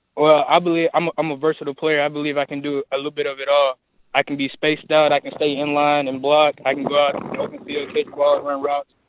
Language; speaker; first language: English; native; English